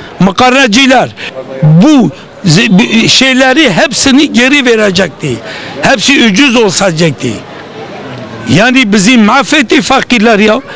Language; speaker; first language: Turkish; non-native, local second language; Kurdish